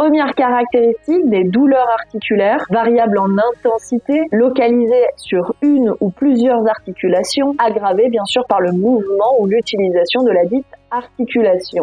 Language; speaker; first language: French; native; French